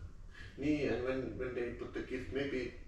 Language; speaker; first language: English; non-native, learner; Finnish